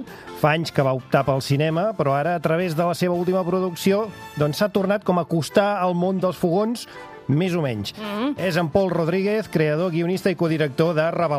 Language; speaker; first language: Catalan; native; Catalan